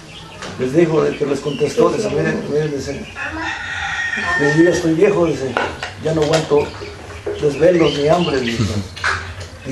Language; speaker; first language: Spanish; native; Spanish